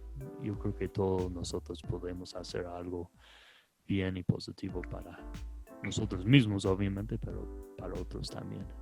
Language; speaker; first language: Spanish; non-native, fluent; English